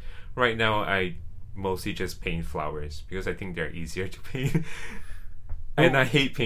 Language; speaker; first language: English; non-native, local second language; Chinese